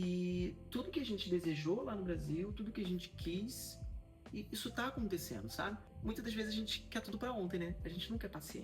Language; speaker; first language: Portuguese; native; Portuguese